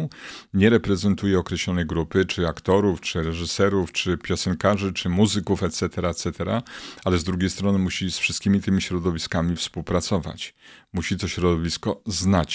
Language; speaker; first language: Polish; native; Polish